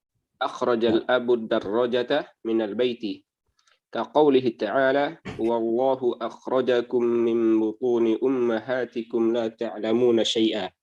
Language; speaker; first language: Arabic; non-native, learner; Indonesian